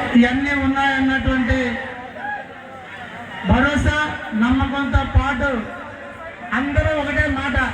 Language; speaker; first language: Telugu; native; Telugu